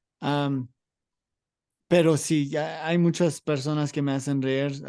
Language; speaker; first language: Spanish; non-native, learner; English